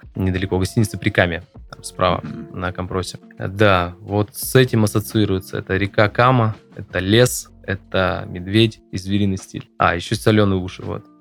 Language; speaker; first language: Russian; native; Russian